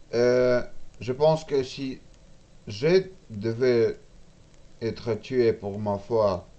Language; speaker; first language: French; non-native, learner; Russian